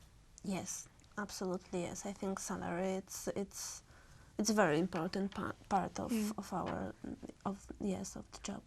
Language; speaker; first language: English; non-native, learner; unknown